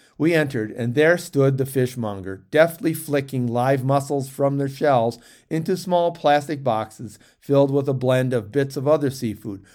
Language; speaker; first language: English; native; English